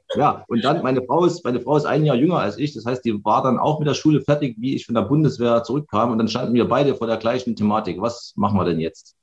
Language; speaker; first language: German; native; German